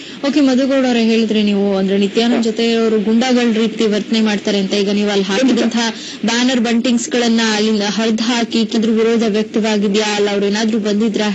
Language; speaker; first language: Kannada; native; Kannada